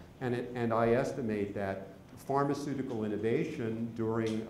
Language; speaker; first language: English; native; English